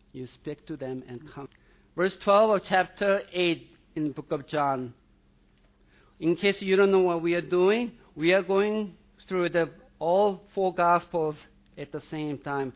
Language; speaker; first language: English; non-native, fluent; Korean